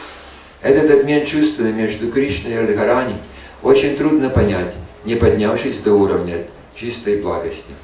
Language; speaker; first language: Russian; native; Russian